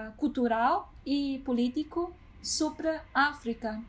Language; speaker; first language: Portuguese; non-native, fluent; Chinese